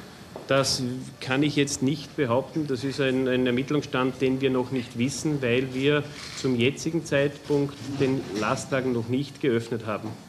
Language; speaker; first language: German; native; German